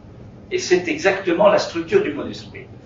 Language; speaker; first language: French; native; French